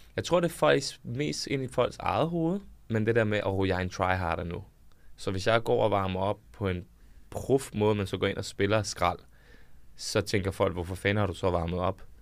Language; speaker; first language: Danish; early bilingual, other home language; Serbian